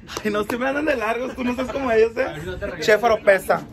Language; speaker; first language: Spanish; native; Spanish